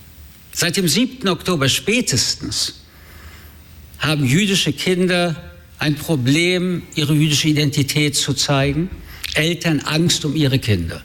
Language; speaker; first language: German; early bilingual, other home language; French